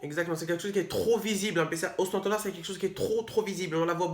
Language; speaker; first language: French; native; French